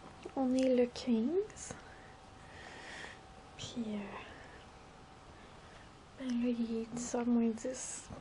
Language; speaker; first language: French; native; French